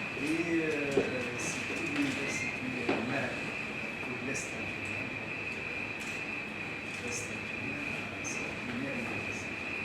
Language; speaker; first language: French; non-native, local second language; Arabic